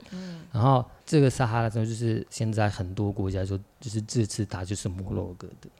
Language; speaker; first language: Chinese; non-native, fluent; Arabic